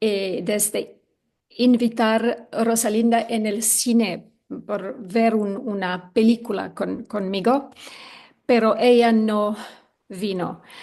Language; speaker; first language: Spanish; non-native, learner; English